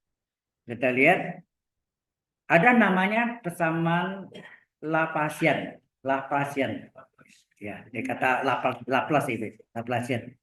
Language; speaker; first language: Indonesian; native; Indonesian